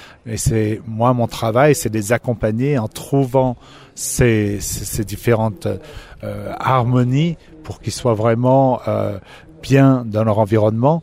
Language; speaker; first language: French; native; French